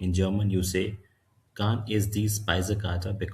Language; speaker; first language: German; non-native, fluent; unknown